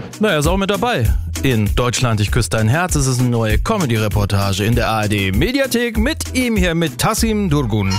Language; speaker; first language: German; native; German